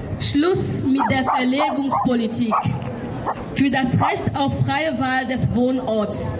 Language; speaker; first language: German; non-native, learner; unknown